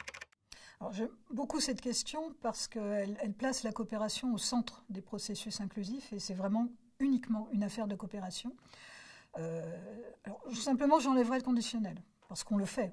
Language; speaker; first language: French; native; French